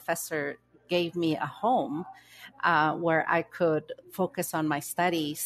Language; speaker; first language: English; early bilingual, other home language; Spanish